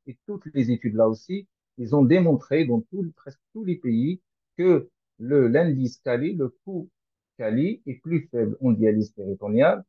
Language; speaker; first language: French; non-native, local second language; Arabic